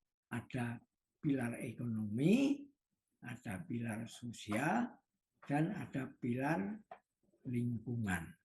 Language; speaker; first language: Indonesian; native; Indonesian